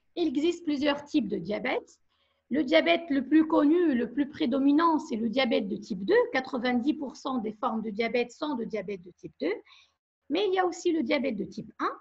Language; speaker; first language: French; non-native, local second language; Arabic